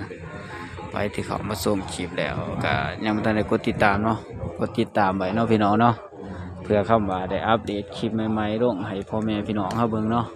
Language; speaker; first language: Thai; non-native, local second language; Northeastern Thai